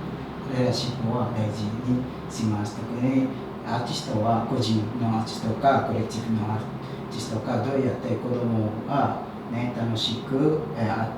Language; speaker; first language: Japanese; non-native, fluent; Indonesian